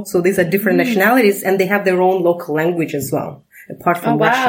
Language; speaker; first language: English; non-native, fluent; Russian